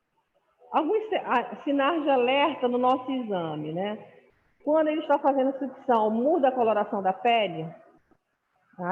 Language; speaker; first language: Portuguese; native; Portuguese